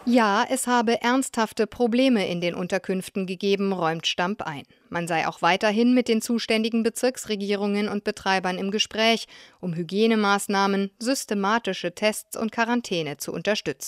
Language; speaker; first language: German; native; German